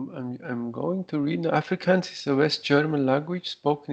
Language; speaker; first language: English; non-native, learner; Italian